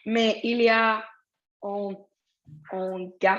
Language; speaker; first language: French; non-native, learner; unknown